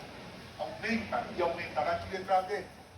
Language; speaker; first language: Spanish; native; Spanish